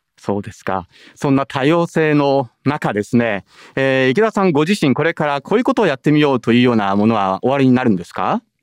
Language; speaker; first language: Japanese; native; Japanese